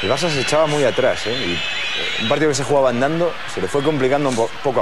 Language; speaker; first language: Spanish; native; Spanish